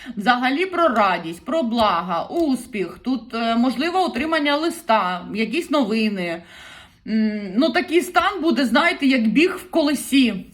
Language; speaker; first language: Ukrainian; non-native, local second language; Russian